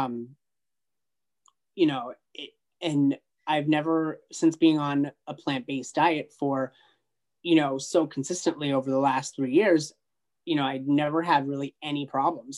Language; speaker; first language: English; native; English